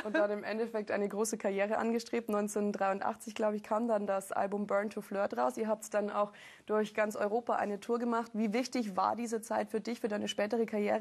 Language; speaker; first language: German; native; German